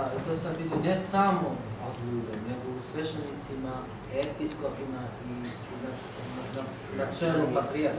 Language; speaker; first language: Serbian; non-native, learner; Arabic